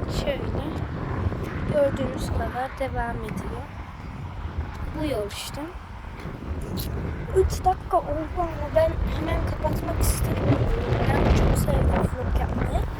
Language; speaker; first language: Turkish; early bilingual, heritage; Turkish